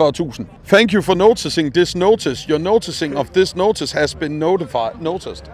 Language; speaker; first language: English; non-native, fluent; Danish